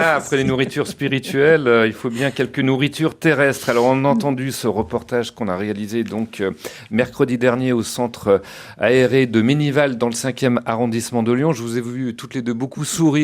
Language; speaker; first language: French; native; French